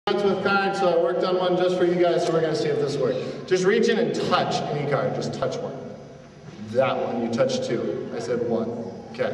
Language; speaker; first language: English; native; English